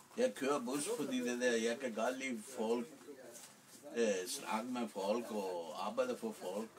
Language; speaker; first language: Danish; non-native, learner; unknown